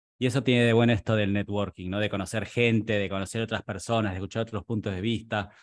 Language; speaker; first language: Spanish; native; Spanish